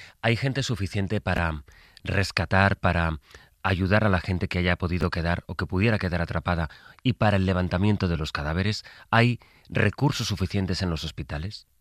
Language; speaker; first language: Spanish; native; Spanish